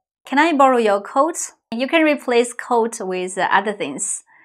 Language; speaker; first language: English; non-native, fluent; Chinese